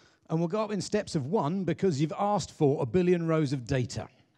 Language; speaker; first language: English; native; English